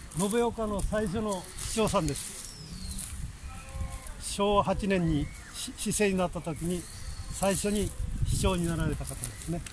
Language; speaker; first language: Japanese; native; Japanese